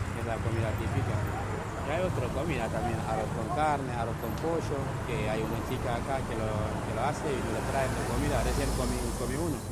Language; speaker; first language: Spanish; non-native, fluent; Wolof